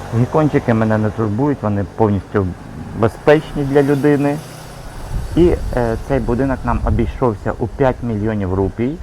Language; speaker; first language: Ukrainian; native; Ukrainian